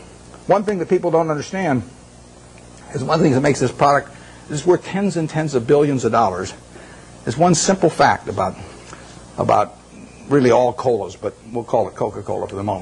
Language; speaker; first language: English; native; English